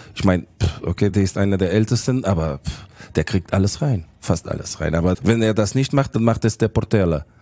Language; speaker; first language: German; non-native, fluent; Portuguese